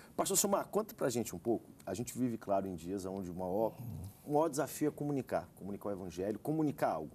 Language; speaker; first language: Portuguese; native; Portuguese